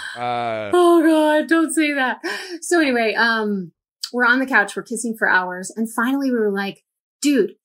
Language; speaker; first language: English; native; English